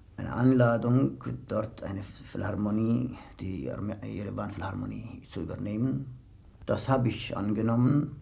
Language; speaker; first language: German; non-native, fluent; Armenian